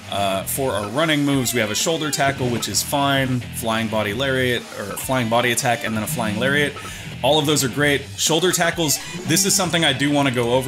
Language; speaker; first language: English; native; English